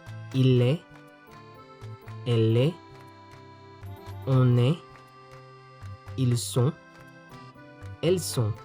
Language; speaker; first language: French; non-native, fluent; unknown